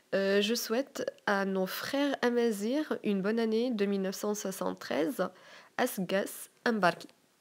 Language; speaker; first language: French; non-native, local second language; Arabic